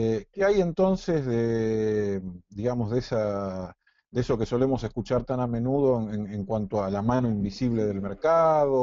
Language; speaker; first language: Spanish; native; Spanish